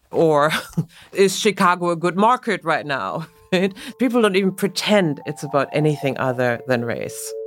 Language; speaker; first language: English; non-native, fluent; German